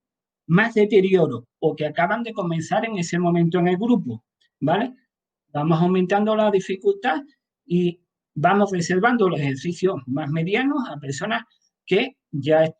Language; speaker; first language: Spanish; native; Spanish